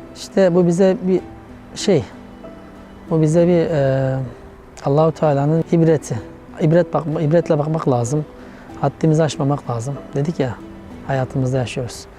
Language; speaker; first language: Turkish; native; Turkish